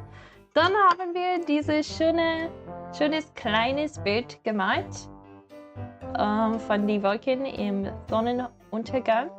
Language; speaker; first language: German; non-native, learner; English